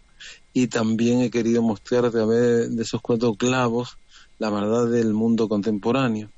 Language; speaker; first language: Spanish; native; Spanish